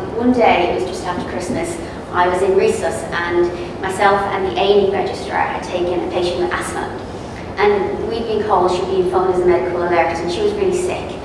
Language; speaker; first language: English; native; English